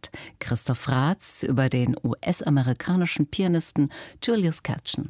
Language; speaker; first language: German; native; German